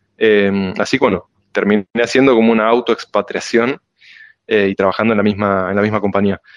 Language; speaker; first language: Spanish; native; Spanish